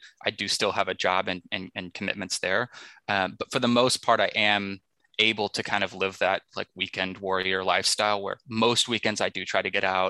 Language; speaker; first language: English; native; English